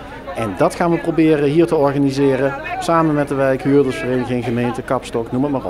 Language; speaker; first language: Dutch; native; Dutch